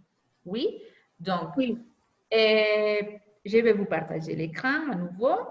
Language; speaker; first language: French; non-native, fluent; Spanish